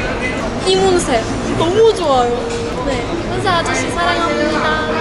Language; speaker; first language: Korean; non-native, fluent; Turkish